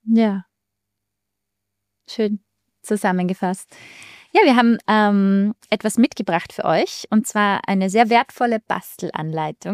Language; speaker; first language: German; native; German